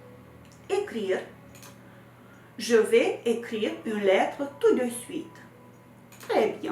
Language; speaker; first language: French; non-native, fluent; Romanian